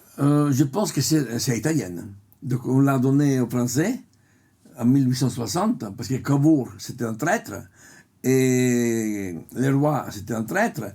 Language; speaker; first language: French; non-native, fluent; Italian